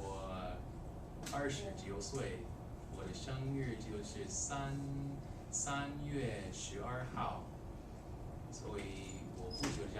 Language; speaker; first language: Chinese; non-native, fluent; English